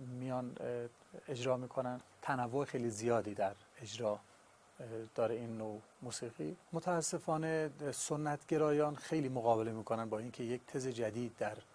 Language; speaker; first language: Persian; non-native, local second language; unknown